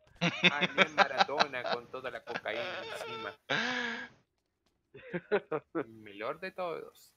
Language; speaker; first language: Portuguese; non-native, learner; Spanish